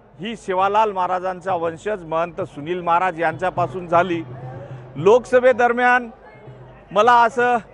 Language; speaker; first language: Marathi; non-native, local second language; Lambadi